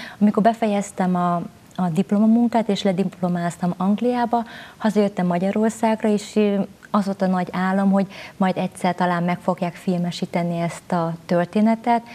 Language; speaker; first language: Hungarian; early bilingual, other home language; Vietnamese